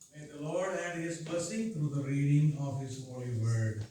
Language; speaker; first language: English; non-native, local second language; Malayalam